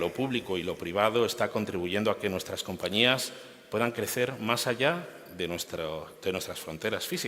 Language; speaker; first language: Spanish; native; Spanish